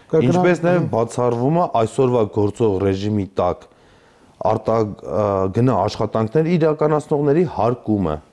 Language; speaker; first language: Armenian; native; Armenian